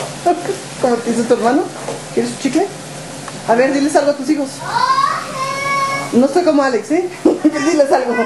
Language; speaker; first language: Spanish; early bilingual, heritage; Spanish